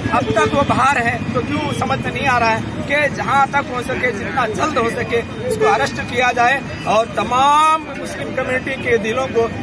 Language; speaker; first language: Hindi; non-native, local second language; Urdu